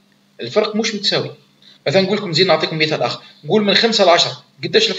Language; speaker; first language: Arabic; native; Arabic